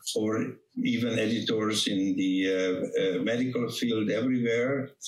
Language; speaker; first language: English; non-native, fluent; Hungarian